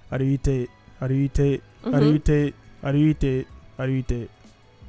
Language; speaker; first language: Japanese; non-native, learner; English